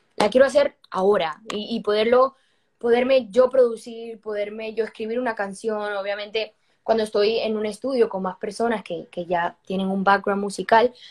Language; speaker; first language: Spanish; native; Spanish